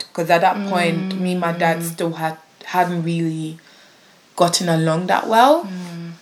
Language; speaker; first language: English; native; English